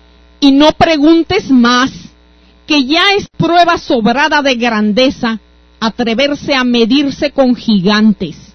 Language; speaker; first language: Spanish; native; Spanish